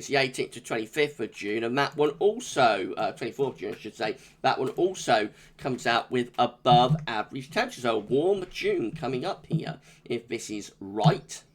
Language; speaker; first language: English; native; English